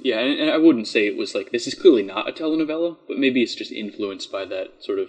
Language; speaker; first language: English; native; English